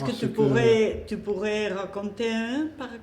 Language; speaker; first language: French; non-native, fluent; Spanish